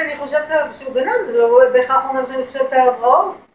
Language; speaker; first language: Hebrew; native; Hebrew